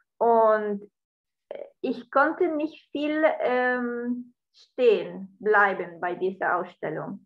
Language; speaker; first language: German; non-native, fluent; Spanish